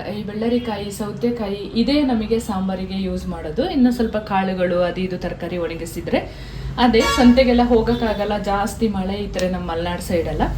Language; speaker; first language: Kannada; non-native, local second language; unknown